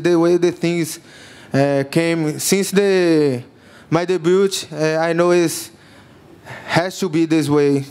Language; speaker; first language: English; non-native, learner; Portuguese